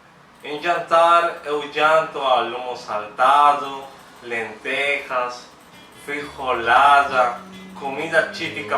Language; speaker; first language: Portuguese; non-native, learner; Spanish